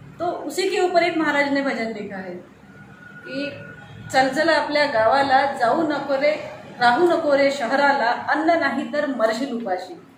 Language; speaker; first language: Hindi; non-native, local second language; Marathi